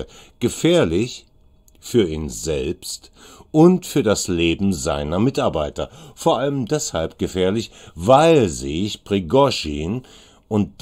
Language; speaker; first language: German; native; German